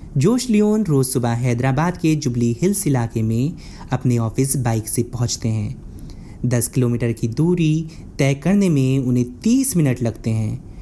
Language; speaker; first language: Hindi; native; Hindi